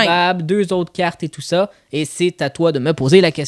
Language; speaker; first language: French; native; French